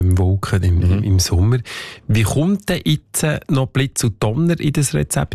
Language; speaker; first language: German; native; German